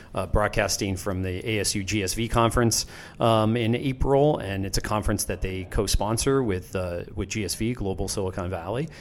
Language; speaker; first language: English; native; English